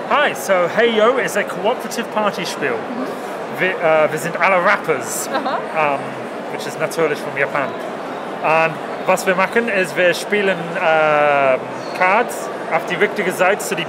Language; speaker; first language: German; non-native, learner; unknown